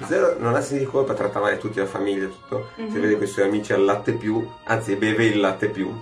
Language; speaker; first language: Italian; native; Italian